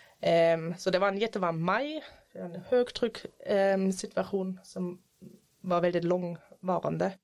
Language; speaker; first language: Swedish; non-native, fluent; German